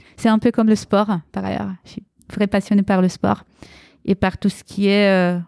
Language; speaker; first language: French; early bilingual, other home language; Romanian